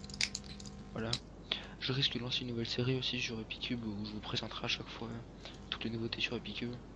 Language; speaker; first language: French; native; French